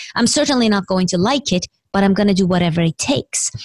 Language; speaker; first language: English; non-native, fluent; Persian